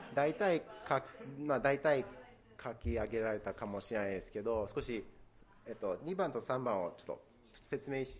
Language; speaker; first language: Japanese; non-native, fluent; English